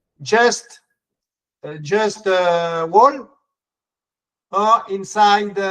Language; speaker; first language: English; non-native, learner; French